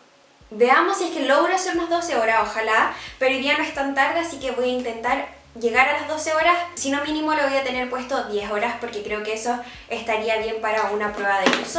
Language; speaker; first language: Spanish; native; Spanish